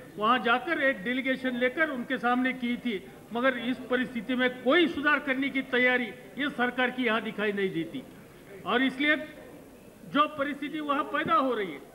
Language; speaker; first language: Hindi; non-native, local second language; Marathi